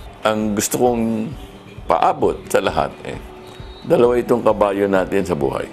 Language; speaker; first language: Filipino; native; Filipino